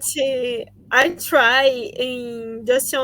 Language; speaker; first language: English; non-native, learner; Portuguese